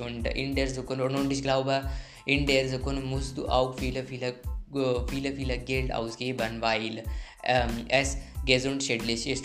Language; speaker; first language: German; non-native, learner; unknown